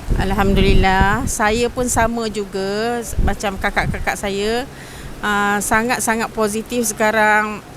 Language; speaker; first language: Malay; native; Malay